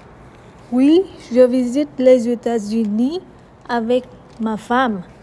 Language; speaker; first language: French; non-native, learner; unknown